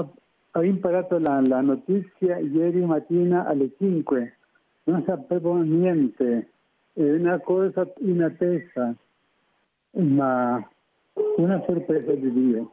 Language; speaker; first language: Italian; non-native, fluent; Spanish